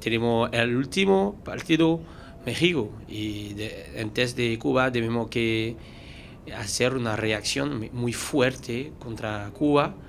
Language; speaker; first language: Spanish; non-native, learner; French